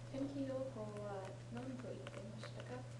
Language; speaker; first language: Japanese; non-native, learner; English